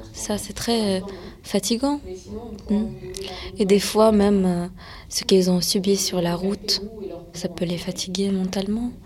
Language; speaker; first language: French; early bilingual, other home language; Arabic